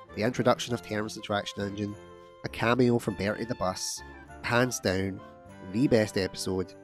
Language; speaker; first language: English; native; English